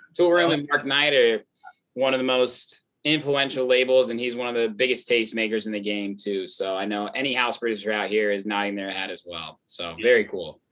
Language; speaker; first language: English; native; English